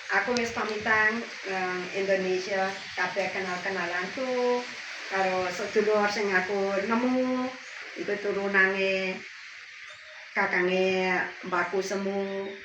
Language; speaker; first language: Javanese; native; Javanese